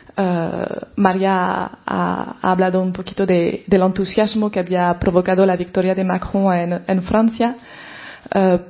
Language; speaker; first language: Spanish; non-native, fluent; French